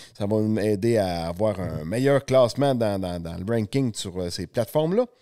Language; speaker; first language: French; native; French